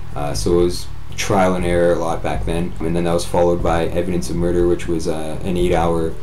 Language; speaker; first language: English; native; English